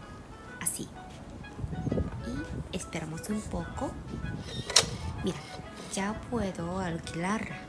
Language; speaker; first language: Spanish; non-native, fluent; Japanese